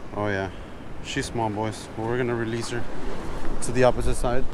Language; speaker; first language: English; native; English